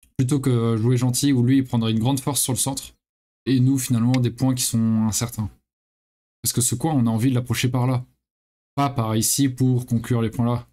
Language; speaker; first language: French; native; French